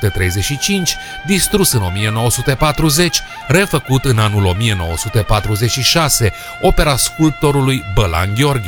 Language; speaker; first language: Romanian; native; Romanian